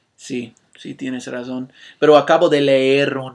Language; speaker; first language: Spanish; non-native, fluent; English